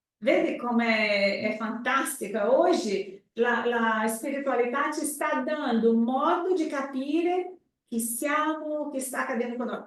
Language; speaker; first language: Italian; non-native, fluent; Portuguese